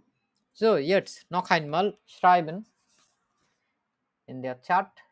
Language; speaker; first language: German; non-native, learner; Bangla